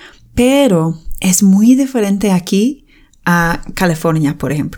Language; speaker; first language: Spanish; non-native, fluent; English